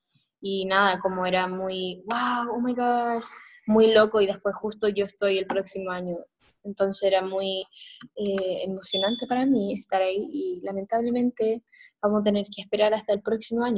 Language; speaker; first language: Spanish; early bilingual, heritage; Spanish